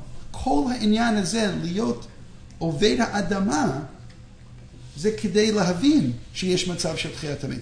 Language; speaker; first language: Hebrew; non-native, fluent; English